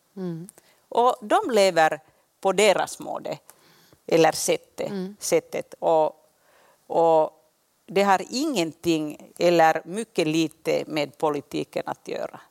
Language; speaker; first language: Swedish; non-native, local second language; Finnish